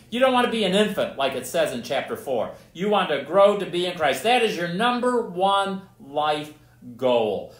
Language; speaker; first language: English; native; English